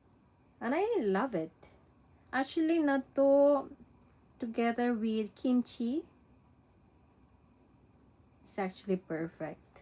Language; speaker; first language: English; non-native, local second language; Filipino